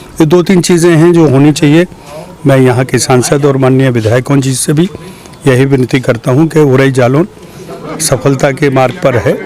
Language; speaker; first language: Hindi; native; Hindi